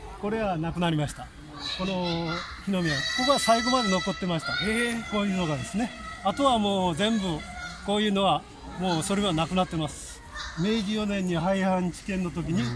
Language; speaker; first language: Japanese; native; Japanese